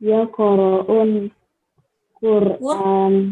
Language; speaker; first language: Arabic; non-native, learner; Indonesian